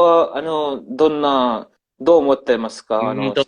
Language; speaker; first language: Japanese; non-native, learner; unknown